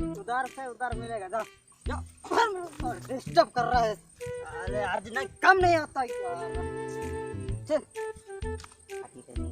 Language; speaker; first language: Hindi; non-native, local second language; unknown